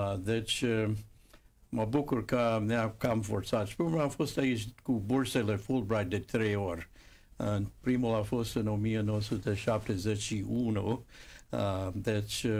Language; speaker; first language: Romanian; non-native, fluent; English